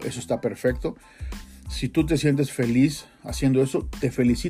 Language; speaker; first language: Spanish; native; Spanish